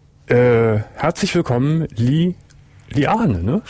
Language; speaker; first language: German; native; German